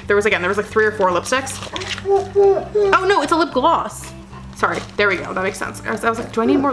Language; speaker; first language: English; native; English